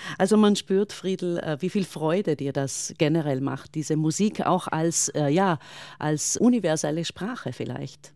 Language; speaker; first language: German; native; German